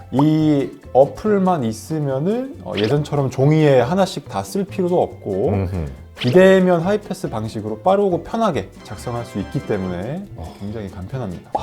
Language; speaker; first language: Korean; non-native, fluent; Finnish